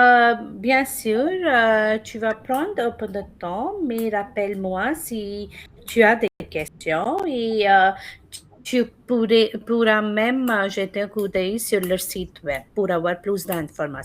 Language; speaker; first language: French; non-native, fluent; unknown